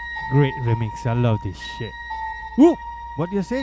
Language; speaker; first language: English; non-native, fluent; Italian